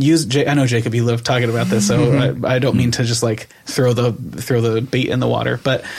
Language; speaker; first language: English; native; English